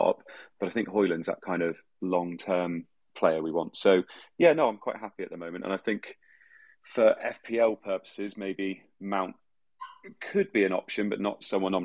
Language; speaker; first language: English; native; English